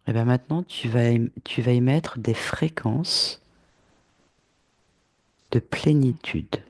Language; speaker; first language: French; native; French